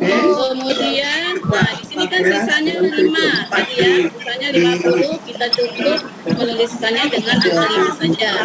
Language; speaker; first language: Indonesian; native; Indonesian